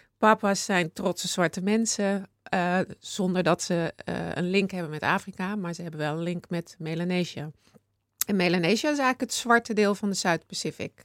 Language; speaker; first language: Dutch; native; Dutch